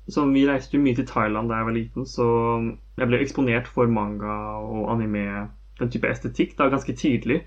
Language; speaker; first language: Norwegian; native; Norwegian